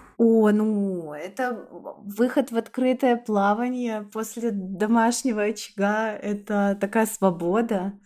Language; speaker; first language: Russian; native; Russian